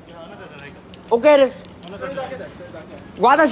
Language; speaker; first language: Japanese; non-native, learner; Vietnamese